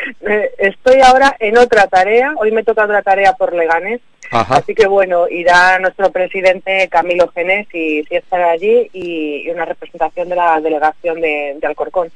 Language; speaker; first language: Spanish; native; Spanish